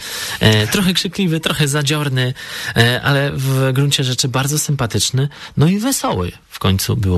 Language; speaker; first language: Polish; native; Polish